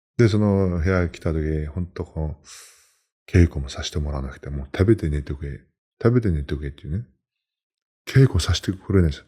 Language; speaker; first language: Japanese; non-native, fluent; Mongolian